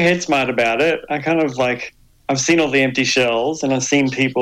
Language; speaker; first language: English; native; English